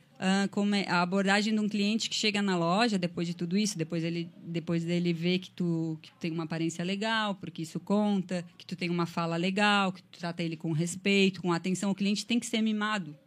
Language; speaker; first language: Portuguese; native; Portuguese